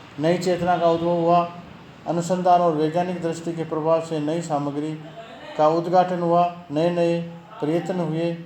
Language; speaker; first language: Hindi; native; Hindi